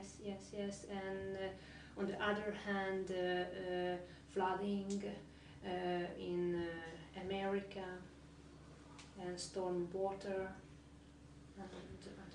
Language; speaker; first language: English; non-native, learner; Hungarian